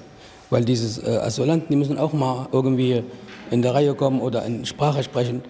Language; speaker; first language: German; non-native, learner; Arabic